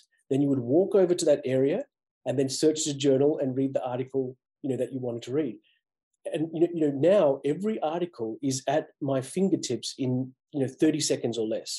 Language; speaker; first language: English; native; English